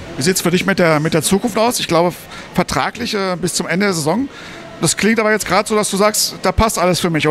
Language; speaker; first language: German; native; German